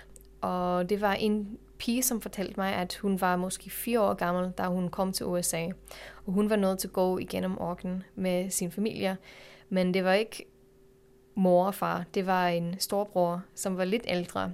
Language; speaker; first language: Danish; non-native, fluent; English